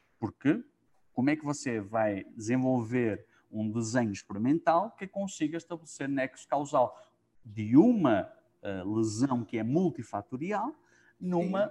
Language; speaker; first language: Portuguese; native; Portuguese